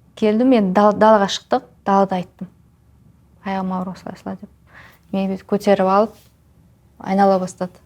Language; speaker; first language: Kazakh; non-native, local second language; Russian